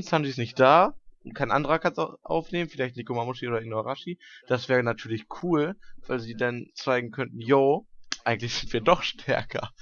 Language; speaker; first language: German; native; German